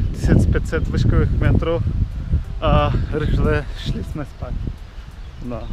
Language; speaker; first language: Czech; non-native, learner; Russian